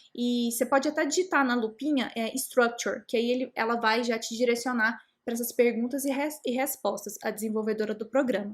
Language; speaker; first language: Portuguese; native; Portuguese